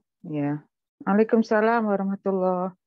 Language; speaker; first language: Indonesian; native; Indonesian